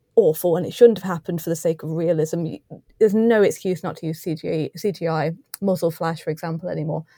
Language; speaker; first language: English; native; English